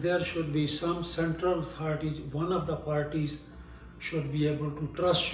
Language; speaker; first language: English; non-native, local second language; Punjabi